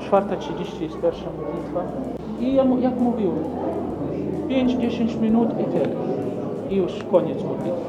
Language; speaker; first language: Polish; non-native, learner; Arabic